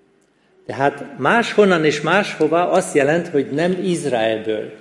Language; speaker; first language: Hungarian; non-native, fluent; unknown